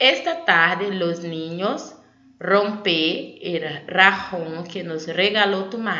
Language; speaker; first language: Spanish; non-native, learner; Portuguese